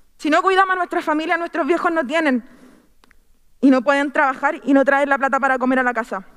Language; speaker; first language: Spanish; native; Spanish